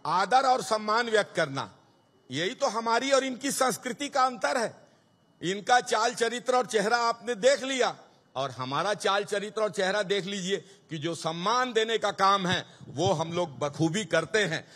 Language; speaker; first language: Hindi; native; Hindi